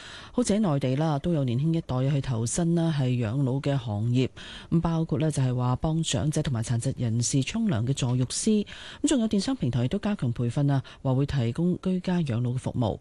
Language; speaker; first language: Chinese; non-native, local second language; Cantonese